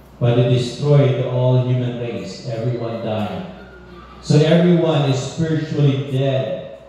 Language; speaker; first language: English; non-native, local second language; Filipino